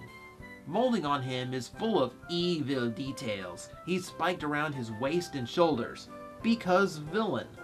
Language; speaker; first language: English; native; English